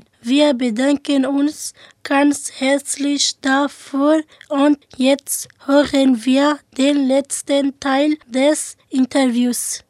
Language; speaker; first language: German; non-native, learner; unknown